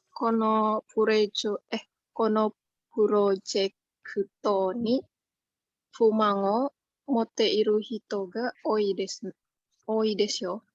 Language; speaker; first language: Japanese; non-native, learner; Indonesian